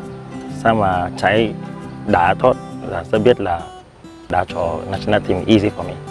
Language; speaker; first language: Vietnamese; non-native, learner; Portuguese